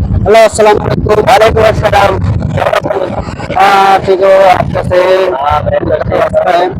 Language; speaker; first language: Hindi; non-native, learner; Bangla